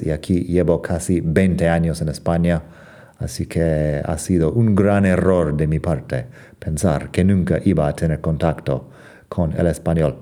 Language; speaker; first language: Spanish; non-native, fluent; English